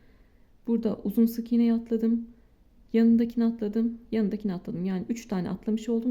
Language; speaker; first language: Turkish; native; Turkish